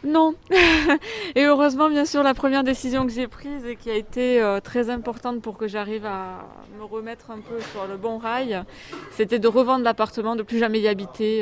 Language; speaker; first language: French; native; French